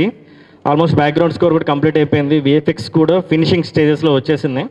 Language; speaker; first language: Telugu; native; Telugu